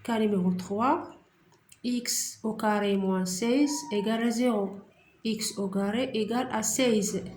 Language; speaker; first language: French; non-native, local second language; Arabic